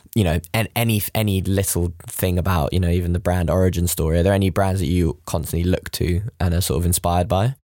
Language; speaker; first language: English; native; English